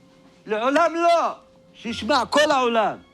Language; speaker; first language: Hebrew; non-native, local second language; Arabic